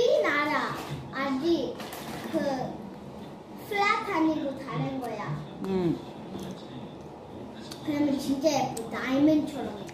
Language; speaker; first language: Korean; early bilingual, heritage; Korean